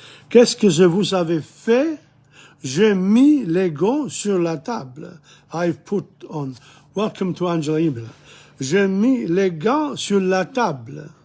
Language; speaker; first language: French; non-native, fluent; English